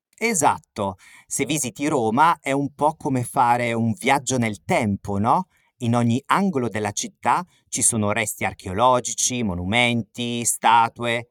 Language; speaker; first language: Italian; native; Italian